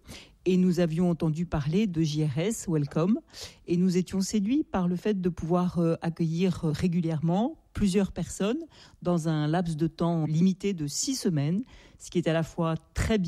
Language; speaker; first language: French; native; French